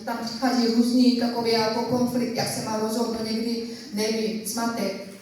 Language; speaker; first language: Czech; non-native, learner; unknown